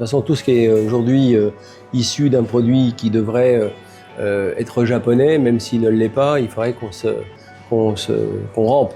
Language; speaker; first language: French; native; French